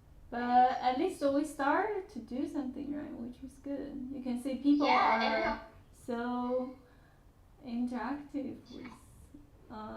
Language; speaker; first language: English; non-native, fluent; Chinese